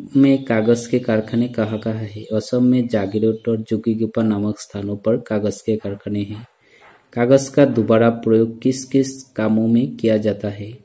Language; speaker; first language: Hindi; non-native, local second language; Assamese